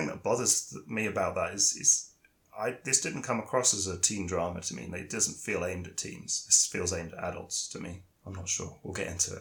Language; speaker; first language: English; native; English